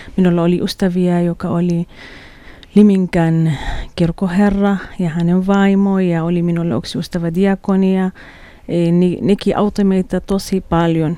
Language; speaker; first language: Finnish; non-native, learner; Arabic